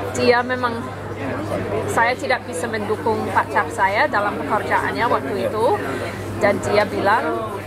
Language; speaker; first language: Malay; non-native, fluent; English